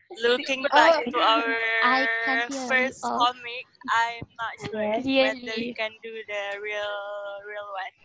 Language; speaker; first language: English; non-native, learner; Malay